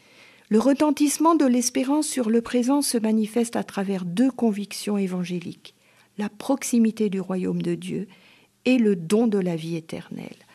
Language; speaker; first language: French; native; French